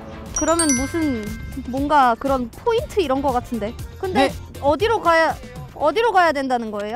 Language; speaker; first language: Korean; non-native, fluent; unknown